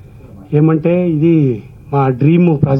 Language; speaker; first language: Telugu; non-native, learner; Kannada